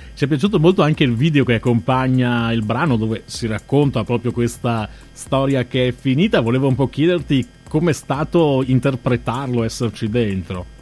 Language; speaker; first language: Italian; native; Italian